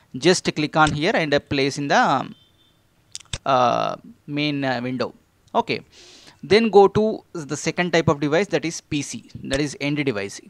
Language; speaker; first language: English; non-native, local second language; Telugu